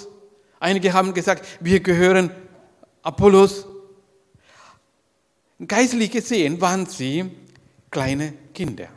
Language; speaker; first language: German; non-native, learner; Sinhala